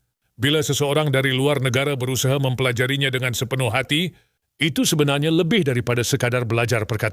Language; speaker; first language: Malay; native; Malay